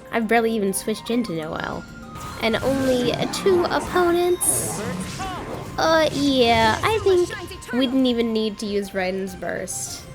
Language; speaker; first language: English; native; English